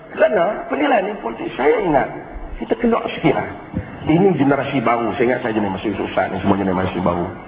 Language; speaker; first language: Malay; native; Malay